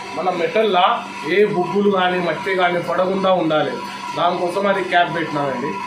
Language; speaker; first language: Telugu; non-native, fluent; Marathi